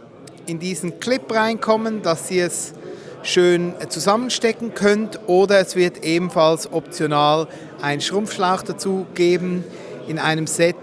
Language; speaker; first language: German; native; German